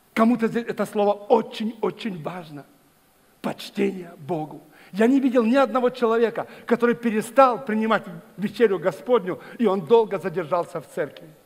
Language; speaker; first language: Russian; native; Russian